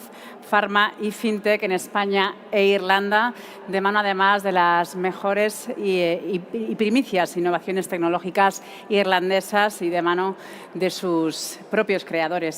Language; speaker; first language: Spanish; native; Spanish